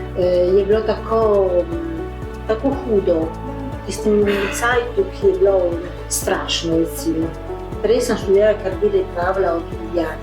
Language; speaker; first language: Slovenian; early bilingual, heritage; Slovenian